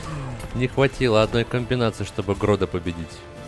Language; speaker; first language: Russian; native; Russian